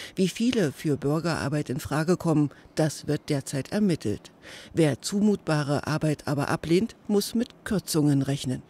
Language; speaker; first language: German; native; German